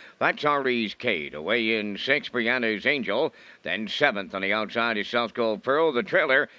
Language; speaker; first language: English; native; English